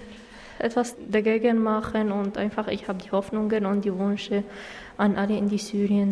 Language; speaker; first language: German; non-native, learner; Arabic